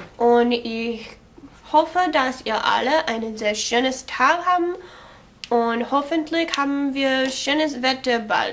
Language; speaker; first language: German; non-native, learner; English